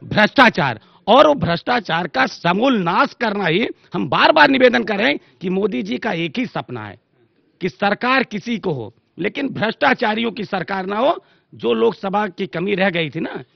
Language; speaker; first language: Hindi; native; Hindi